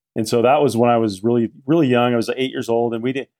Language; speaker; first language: English; native; English